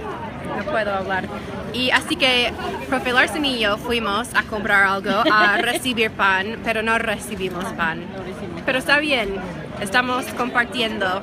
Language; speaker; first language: Spanish; non-native, learner; English